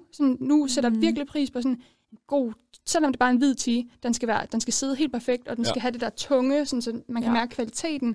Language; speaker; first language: Danish; native; Danish